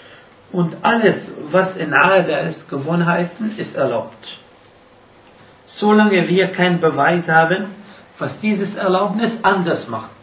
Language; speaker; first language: German; non-native, fluent; Arabic